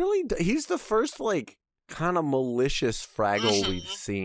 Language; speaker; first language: English; native; English